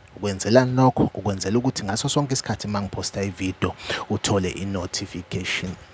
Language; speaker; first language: Zulu; native; Zulu